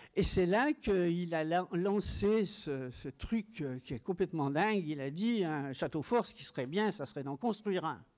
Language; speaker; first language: French; native; French